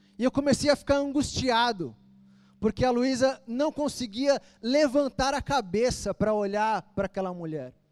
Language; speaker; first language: Portuguese; native; Portuguese